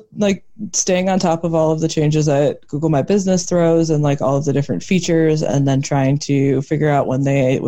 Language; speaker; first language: English; native; English